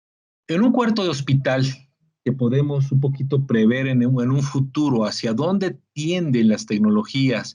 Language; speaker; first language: Spanish; native; Spanish